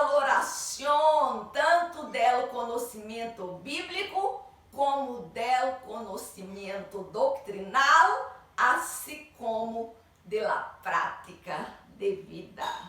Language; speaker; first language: Spanish; non-native, learner; Portuguese